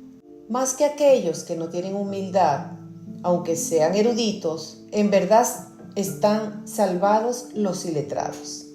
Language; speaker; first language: Spanish; native; Spanish